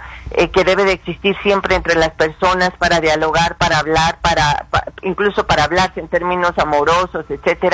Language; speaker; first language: Spanish; native; Spanish